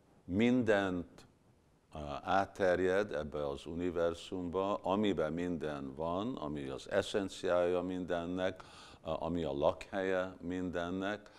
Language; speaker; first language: Hungarian; early bilingual, heritage; Hungarian